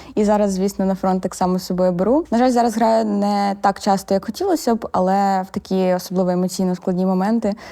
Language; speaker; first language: Ukrainian; native; Ukrainian